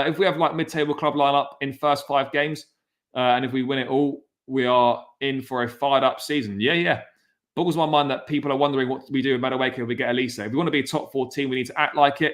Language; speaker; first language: English; native; English